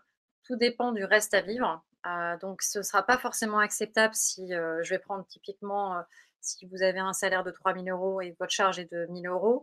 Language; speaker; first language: French; native; French